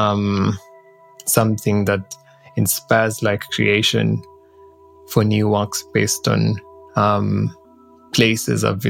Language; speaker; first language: English; non-native, local second language; Kikuyu